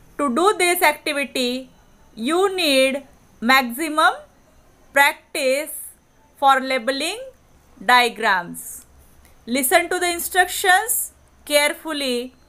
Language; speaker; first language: English; non-native, local second language; Marathi